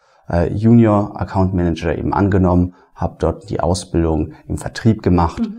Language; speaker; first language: German; native; German